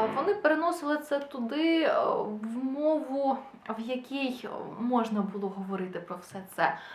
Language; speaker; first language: Ukrainian; non-native, local second language; Russian